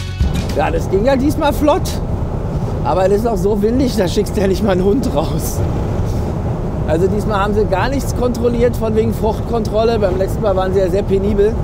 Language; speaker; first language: German; native; German